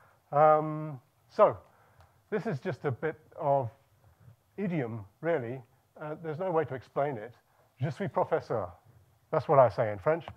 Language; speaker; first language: English; native; English